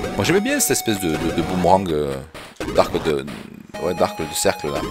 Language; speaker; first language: French; native; French